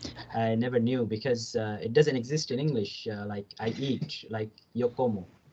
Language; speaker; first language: English; non-native, fluent; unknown